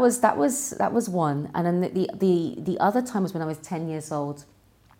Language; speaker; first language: English; native; English